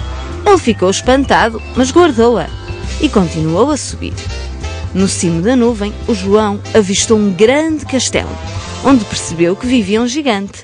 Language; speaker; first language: Portuguese; native; Portuguese